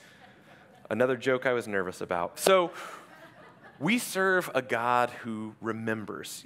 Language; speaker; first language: English; native; English